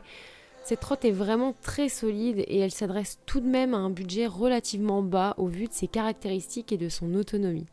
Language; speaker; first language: French; native; French